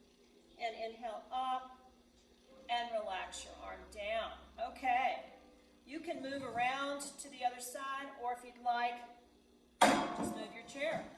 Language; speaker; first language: English; native; English